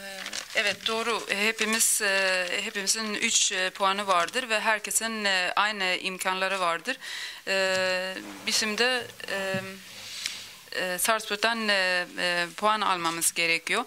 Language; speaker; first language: Turkish; early bilingual, other home language; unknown